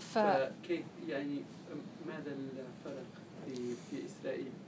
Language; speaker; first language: Arabic; non-native, learner; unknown